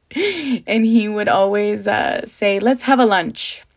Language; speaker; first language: English; early bilingual, other home language; Spanish